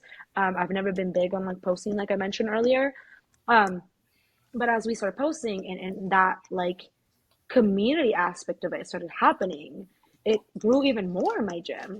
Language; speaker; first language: English; early bilingual, other home language; Spanish